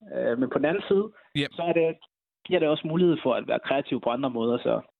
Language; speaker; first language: Danish; early bilingual, other home language; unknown